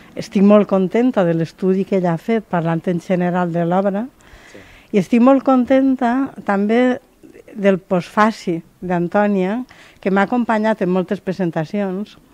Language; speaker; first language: Catalan; native; Catalan